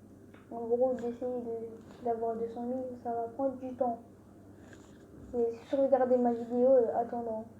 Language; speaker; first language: French; native; French